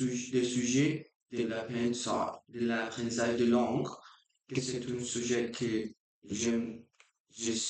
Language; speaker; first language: French; non-native, learner; Portuguese